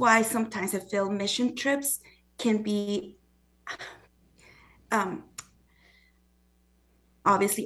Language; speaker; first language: English; non-native, fluent; Spanish